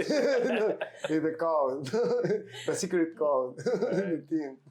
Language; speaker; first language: English; non-native, learner; Spanish